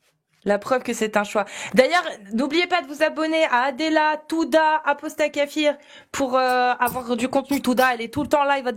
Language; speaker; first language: French; native; French